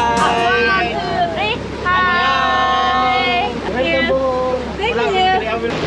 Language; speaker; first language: English; non-native, learner; Korean